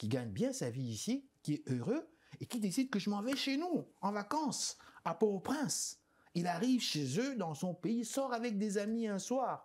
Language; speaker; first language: French; non-native, local second language; Lingala